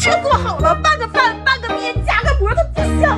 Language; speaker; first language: Chinese; native; Chinese